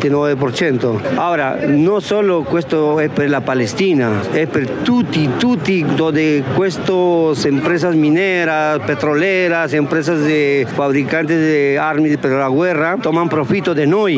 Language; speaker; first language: Italian; non-native, learner; Spanish